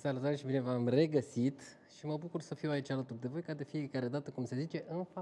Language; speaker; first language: Romanian; native; Romanian